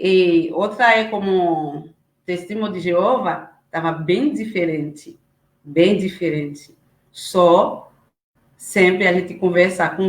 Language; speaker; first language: Portuguese; non-native, learner; Haitian Creole